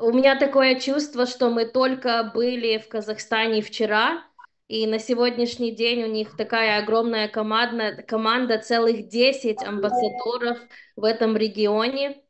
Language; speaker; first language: Russian; early bilingual, heritage; Russian